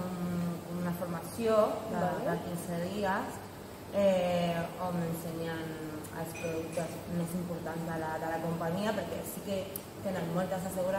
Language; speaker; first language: Catalan; non-native, learner; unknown